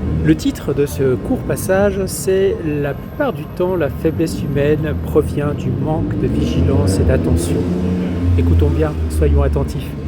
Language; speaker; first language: French; native; French